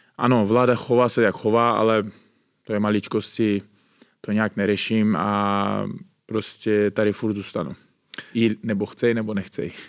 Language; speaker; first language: Czech; non-native, fluent; Uzbek